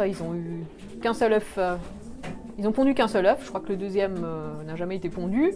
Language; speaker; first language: French; native; French